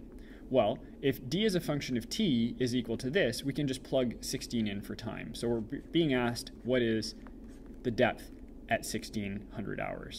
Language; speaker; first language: English; native; English